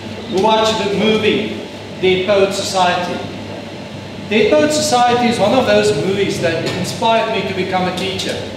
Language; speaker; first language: English; non-native, local second language; Afrikaans